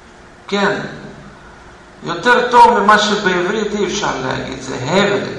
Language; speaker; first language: Hebrew; non-native, fluent; Russian